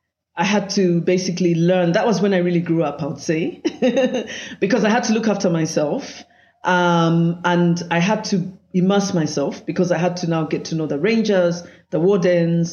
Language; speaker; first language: English; non-native, local second language; Ganda